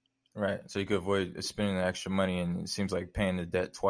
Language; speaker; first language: English; native; English